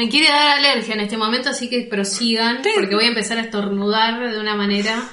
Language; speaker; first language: Spanish; native; Spanish